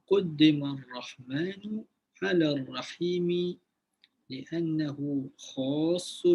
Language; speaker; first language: Arabic; non-native, fluent; Malay